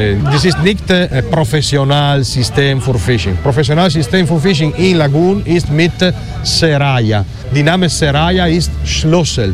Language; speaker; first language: German; non-native, learner; Italian